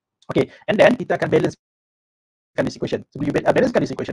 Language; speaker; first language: English; non-native, local second language; Malay